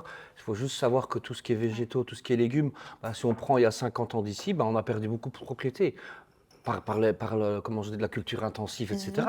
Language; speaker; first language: French; native; French